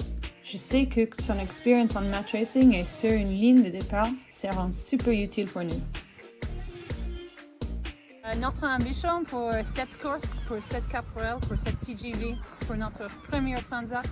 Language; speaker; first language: French; non-native, learner; English